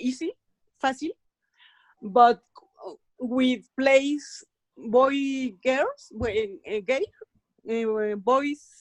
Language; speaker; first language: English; non-native, learner; Spanish